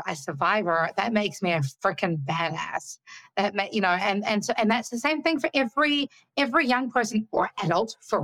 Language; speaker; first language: English; native; English